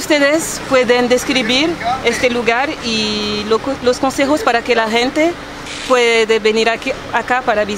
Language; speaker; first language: Spanish; non-native, learner; French